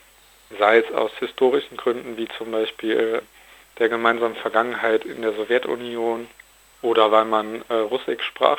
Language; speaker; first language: German; native; German